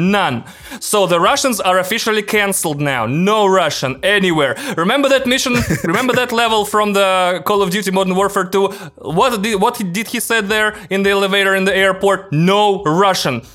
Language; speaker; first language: English; non-native, fluent; Russian